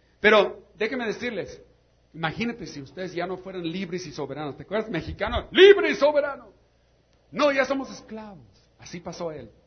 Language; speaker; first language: Spanish; non-native, fluent; English